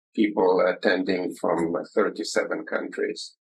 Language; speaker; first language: English; early bilingual, other home language; Romanian